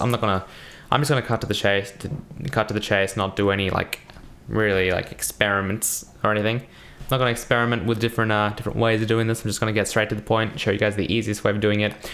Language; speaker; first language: English; early bilingual, other home language; Russian